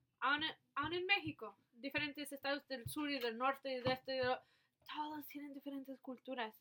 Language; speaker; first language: Spanish; non-native, fluent; English